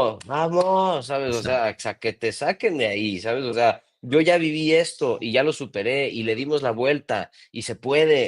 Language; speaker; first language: Spanish; native; Spanish